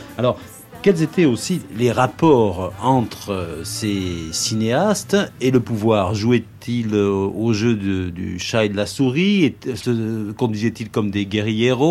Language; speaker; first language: French; native; French